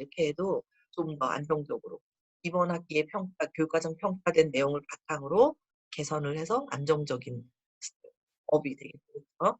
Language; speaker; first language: Korean; native; Korean